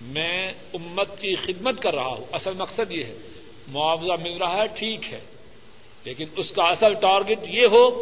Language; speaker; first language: Urdu; non-native, local second language; Punjabi